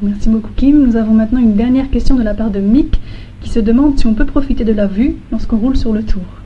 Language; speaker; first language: French; native; French